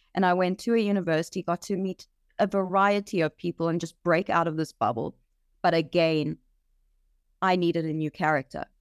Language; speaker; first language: English; native; English